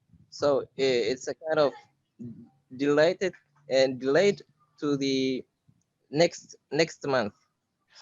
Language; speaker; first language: English; non-native, fluent; Somali